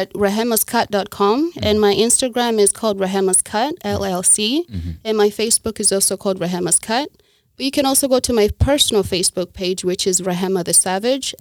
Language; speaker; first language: English; non-native, local second language; Kinyarwanda